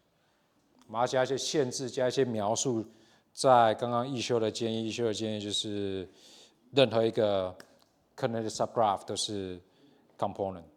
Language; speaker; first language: Chinese; native; Chinese